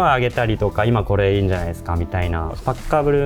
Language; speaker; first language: Japanese; native; Japanese